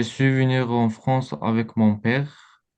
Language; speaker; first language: French; non-native, learner; Azerbaijani